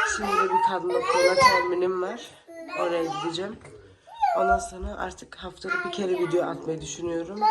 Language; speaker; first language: Turkish; early bilingual, heritage; Turkish